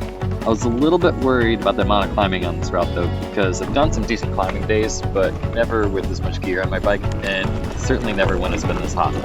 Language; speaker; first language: English; native; English